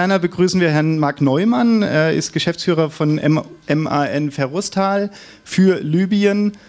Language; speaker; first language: German; native; German